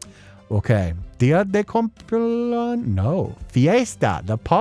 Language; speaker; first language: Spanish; non-native, learner; English